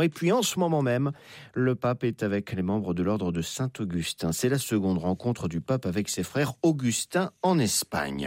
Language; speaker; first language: French; native; French